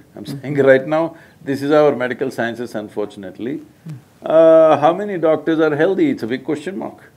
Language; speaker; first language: English; non-native, local second language; Kannada